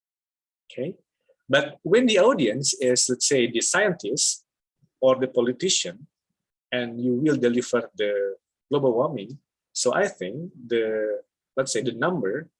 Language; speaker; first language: English; non-native, fluent; Indonesian